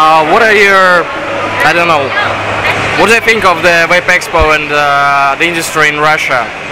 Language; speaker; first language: English; non-native, fluent; Russian